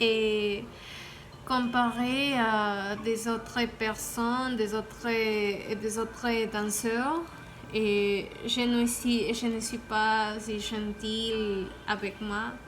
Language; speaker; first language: French; non-native, learner; Spanish